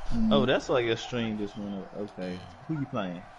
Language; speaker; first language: English; native; English